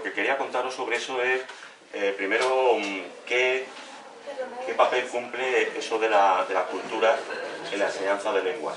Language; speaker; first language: Spanish; native; Spanish